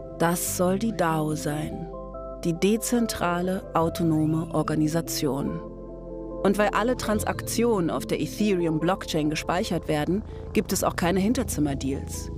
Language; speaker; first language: German; native; German